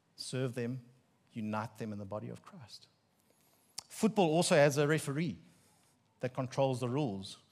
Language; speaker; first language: English; non-native, local second language; Afrikaans